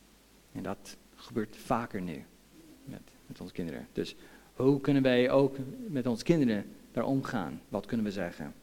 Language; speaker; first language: Dutch; non-native, fluent; English